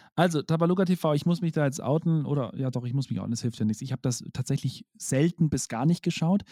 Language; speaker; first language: German; native; German